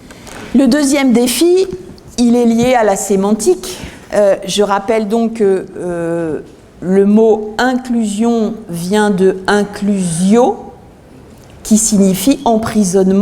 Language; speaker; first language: French; native; French